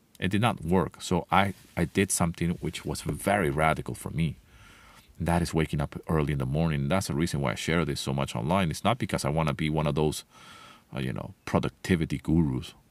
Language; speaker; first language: English; non-native, fluent; Spanish